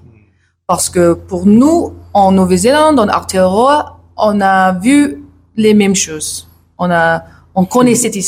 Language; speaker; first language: French; non-native, learner; English